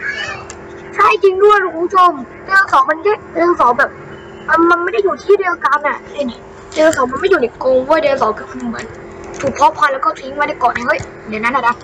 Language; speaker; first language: Thai; native; Thai